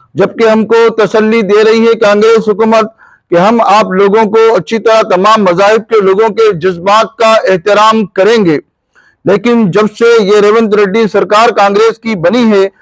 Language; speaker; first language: Urdu; native; Urdu